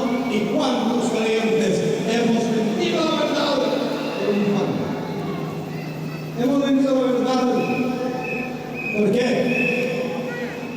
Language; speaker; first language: Spanish; native; Spanish